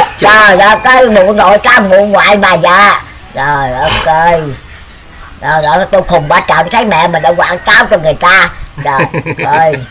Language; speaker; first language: Vietnamese; native; Vietnamese